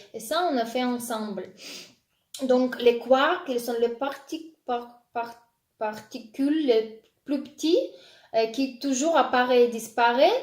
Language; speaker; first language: French; non-native, fluent; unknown